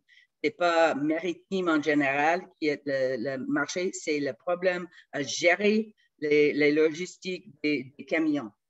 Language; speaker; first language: French; non-native, fluent; English